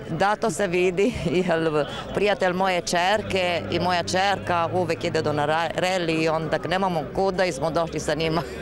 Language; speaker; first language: Serbian; early bilingual, heritage; Serbian